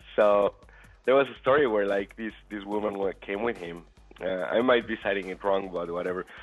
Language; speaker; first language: English; non-native, fluent; Spanish